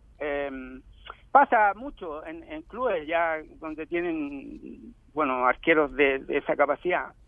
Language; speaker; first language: Spanish; native; Spanish